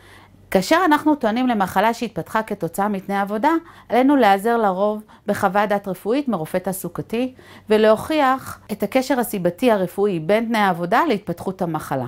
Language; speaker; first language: Hebrew; native; Hebrew